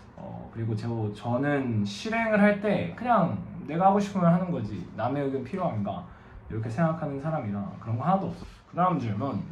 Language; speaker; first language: Korean; native; Korean